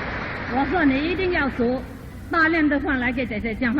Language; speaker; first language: Chinese; native; Chinese